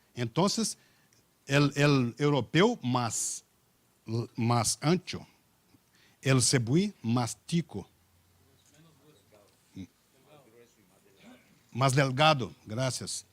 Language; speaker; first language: Spanish; non-native, learner; Portuguese